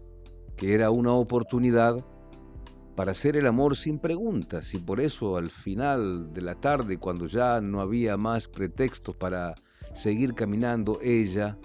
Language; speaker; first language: Spanish; native; Spanish